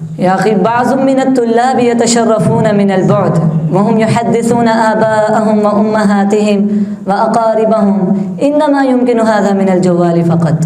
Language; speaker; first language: Arabic; non-native, learner; Urdu